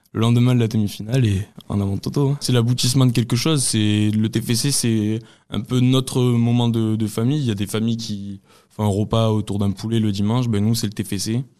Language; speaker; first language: French; native; French